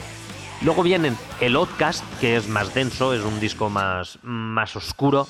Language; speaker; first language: Spanish; native; Spanish